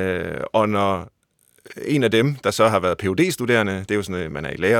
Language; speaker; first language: Danish; native; Danish